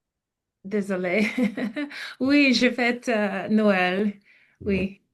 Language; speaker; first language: French; non-native, learner; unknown